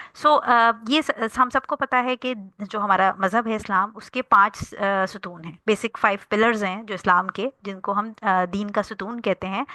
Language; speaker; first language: Urdu; native; Urdu